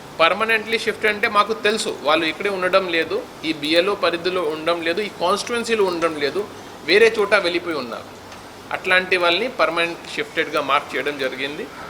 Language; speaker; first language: Telugu; non-native, fluent; Hindi